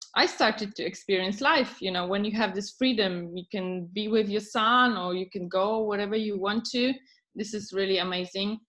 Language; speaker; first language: English; non-native, fluent; Polish